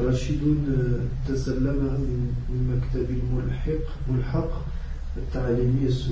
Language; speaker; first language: Arabic; non-native, learner; French